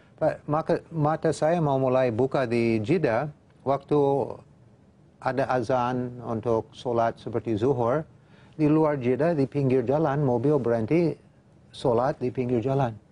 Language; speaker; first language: Indonesian; non-native, fluent; English